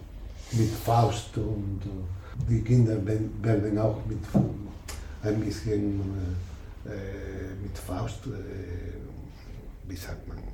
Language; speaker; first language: German; non-native, learner; Spanish